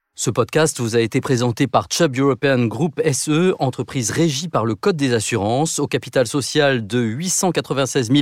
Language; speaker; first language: French; native; French